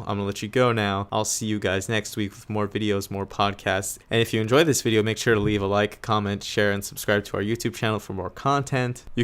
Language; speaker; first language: English; native; English